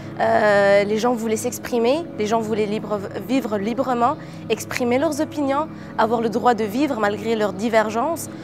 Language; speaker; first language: French; early bilingual, other home language; Arabic